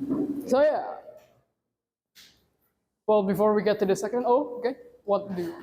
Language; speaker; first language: English; non-native, fluent; Indonesian